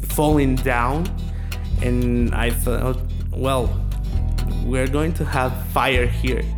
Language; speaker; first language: English; non-native, learner; Spanish